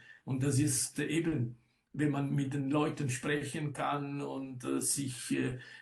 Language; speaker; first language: German; non-native, local second language; Italian